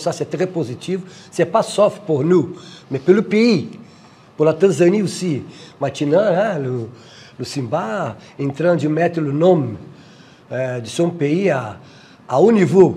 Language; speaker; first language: French; non-native, fluent; Portuguese